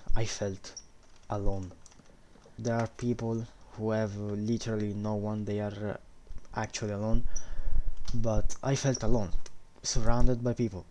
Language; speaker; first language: English; non-native, fluent; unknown